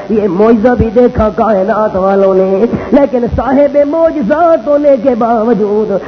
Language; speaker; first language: Urdu; non-native, local second language; Punjabi